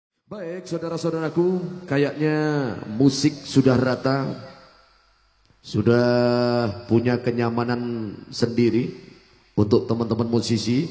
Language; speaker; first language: Indonesian; non-native, local second language; Javanese